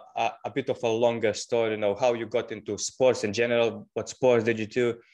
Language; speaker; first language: English; non-native, fluent; Lithuanian